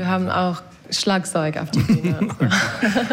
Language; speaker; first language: German; non-native, learner; English